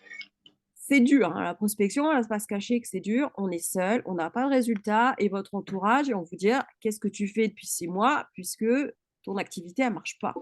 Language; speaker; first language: French; native; French